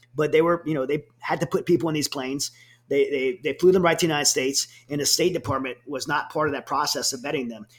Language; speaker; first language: English; native; English